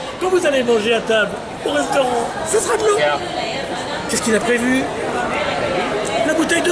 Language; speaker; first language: French; native; French